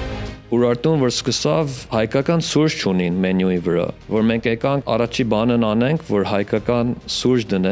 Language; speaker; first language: Armenian; early bilingual, heritage; Armenian